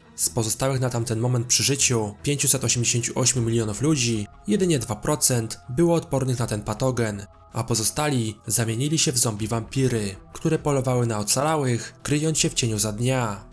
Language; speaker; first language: Polish; native; Polish